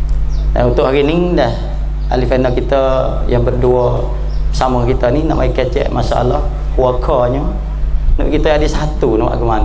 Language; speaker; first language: Malay; native; Malay